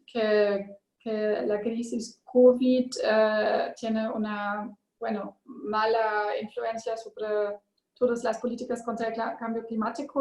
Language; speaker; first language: Spanish; non-native, learner; German